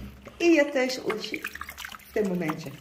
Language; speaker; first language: Polish; non-native, learner; Dutch